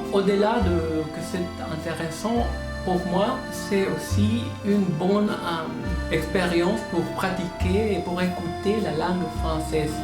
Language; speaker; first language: French; non-native, learner; Spanish